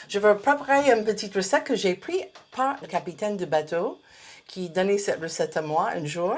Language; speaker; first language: French; non-native, fluent; English